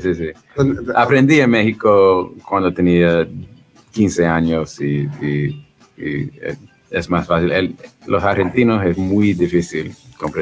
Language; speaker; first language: Spanish; non-native, learner; English